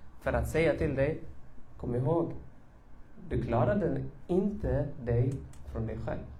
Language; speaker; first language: Swedish; early bilingual, other home language; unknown